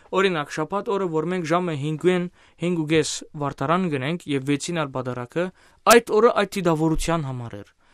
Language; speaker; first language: Armenian; native; Armenian